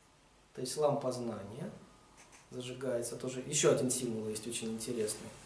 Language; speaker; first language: Russian; native; Russian